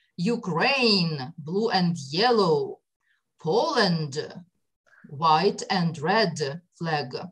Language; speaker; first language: English; non-native, fluent; Ukrainian